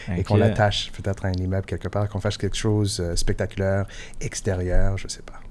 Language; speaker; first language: French; non-native, fluent; English